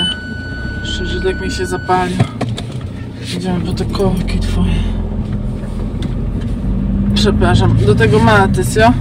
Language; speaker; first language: Polish; native; Polish